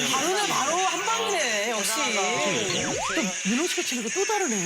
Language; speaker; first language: Korean; native; Korean